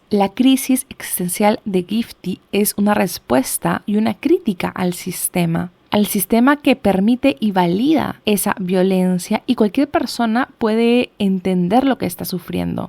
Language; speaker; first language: Spanish; native; Spanish